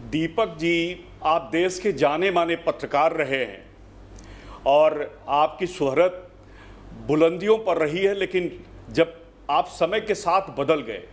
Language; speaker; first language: Hindi; native; Hindi